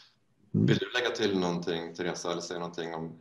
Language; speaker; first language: Swedish; native; Swedish